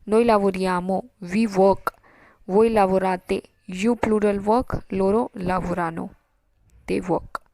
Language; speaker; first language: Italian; non-native, fluent; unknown